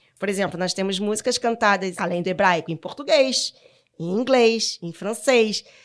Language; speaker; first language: Portuguese; native; Portuguese